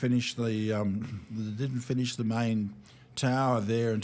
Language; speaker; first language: English; native; English